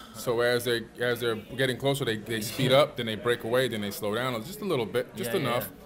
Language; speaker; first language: English; native; English